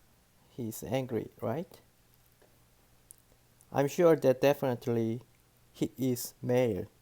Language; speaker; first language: English; non-native, learner; Korean